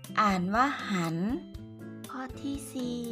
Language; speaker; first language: Thai; native; Thai